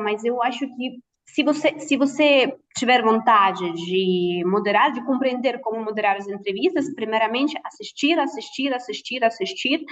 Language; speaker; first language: Portuguese; non-native, fluent; Russian